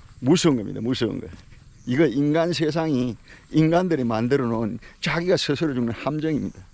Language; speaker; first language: Korean; native; Korean